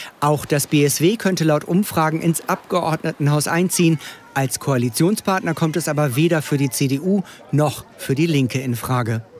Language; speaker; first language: German; native; German